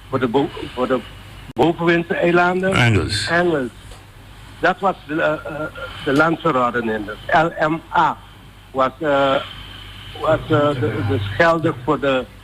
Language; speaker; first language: Dutch; non-native, local second language; Papiamento